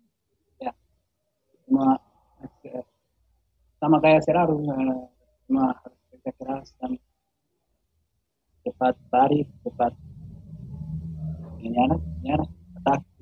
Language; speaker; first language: Indonesian; non-native, learner; Japanese